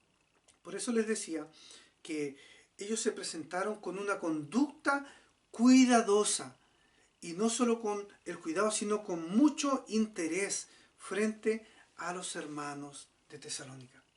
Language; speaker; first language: Spanish; native; Spanish